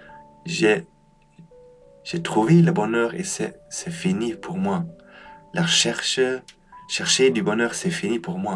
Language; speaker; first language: French; non-native, learner; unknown